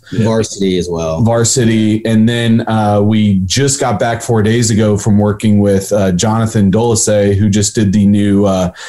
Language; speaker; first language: English; native; English